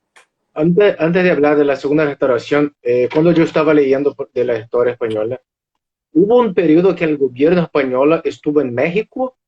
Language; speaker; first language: Spanish; non-native, fluent; Portuguese